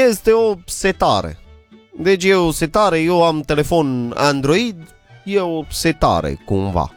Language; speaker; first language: Romanian; native; Romanian